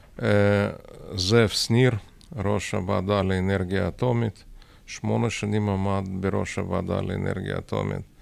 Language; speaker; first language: Hebrew; non-native, fluent; Russian